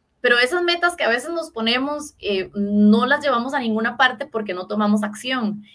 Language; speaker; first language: Spanish; native; Spanish